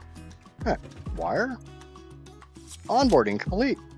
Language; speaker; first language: English; native; English